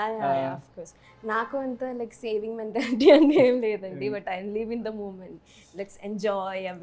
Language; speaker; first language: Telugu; non-native, learner; Malayalam